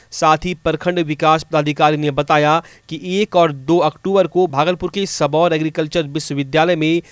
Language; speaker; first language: Hindi; native; Hindi